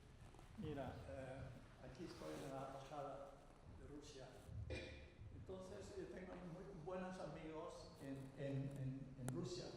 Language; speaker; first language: Spanish; non-native, fluent; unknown